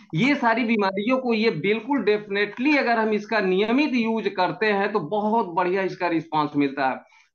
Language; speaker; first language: Hindi; native; Hindi